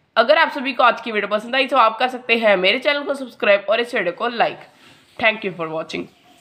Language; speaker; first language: Hindi; non-native, local second language; Punjabi